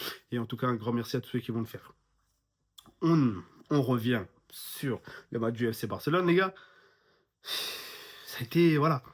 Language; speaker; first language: French; native; French